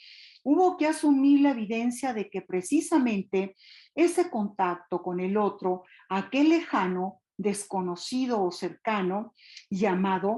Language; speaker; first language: Spanish; native; Spanish